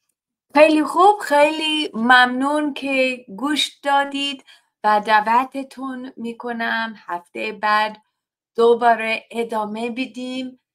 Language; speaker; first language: Persian; non-native, learner; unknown